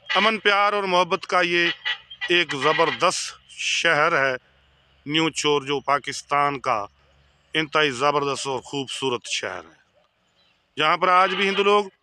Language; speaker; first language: Urdu; non-native, local second language; Sindhi